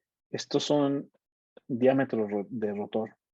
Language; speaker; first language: Spanish; native; Spanish